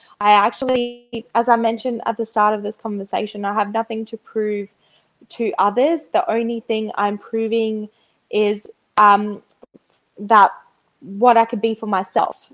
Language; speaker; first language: English; early bilingual, other home language; Russian